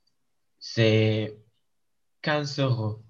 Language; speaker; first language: French; non-native, learner; English